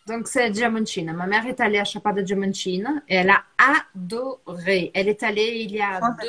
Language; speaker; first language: French; non-native, fluent; Portuguese